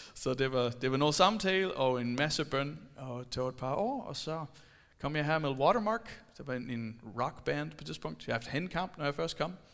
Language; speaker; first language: Danish; non-native, fluent; English